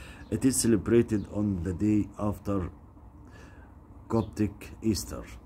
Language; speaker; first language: English; non-native, fluent; Arabic